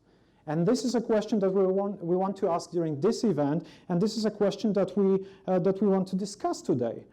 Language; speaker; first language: English; non-native, fluent; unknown